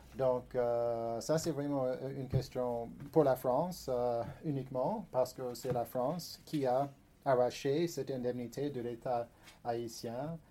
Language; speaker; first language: French; non-native, fluent; English